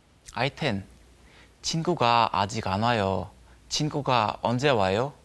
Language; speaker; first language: Korean; non-native, learner; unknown